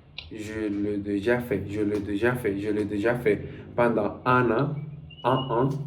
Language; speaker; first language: French; non-native, learner; Spanish